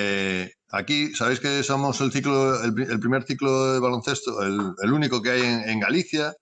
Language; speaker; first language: Spanish; native; Spanish